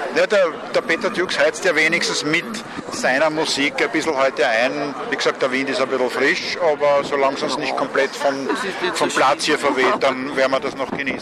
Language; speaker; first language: German; native; German